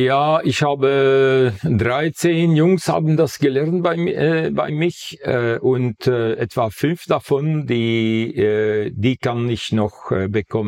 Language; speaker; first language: German; non-native, fluent; Dutch